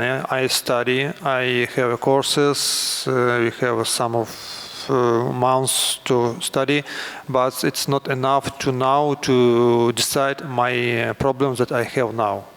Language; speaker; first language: English; non-native, learner; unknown